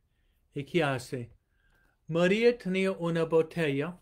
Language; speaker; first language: Spanish; non-native, fluent; English